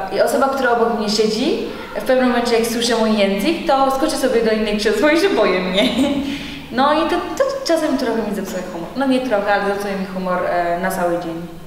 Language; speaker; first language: Polish; non-native, learner; Persian